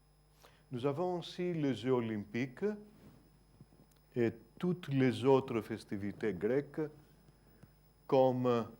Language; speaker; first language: French; non-native, fluent; Greek